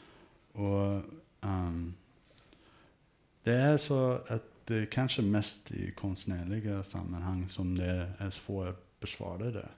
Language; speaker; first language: Swedish; early bilingual, heritage; English